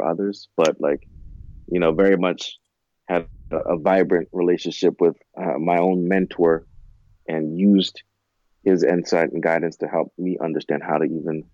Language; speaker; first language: English; native; English